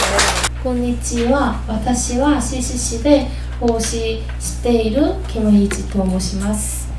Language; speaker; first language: Japanese; non-native, learner; Korean